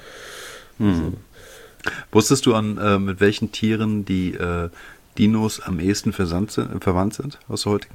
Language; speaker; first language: German; native; German